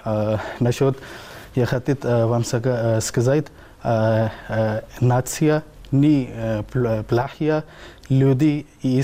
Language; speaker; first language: Russian; non-native, local second language; Urdu